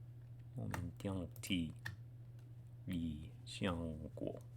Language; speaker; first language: Chinese; non-native, learner; English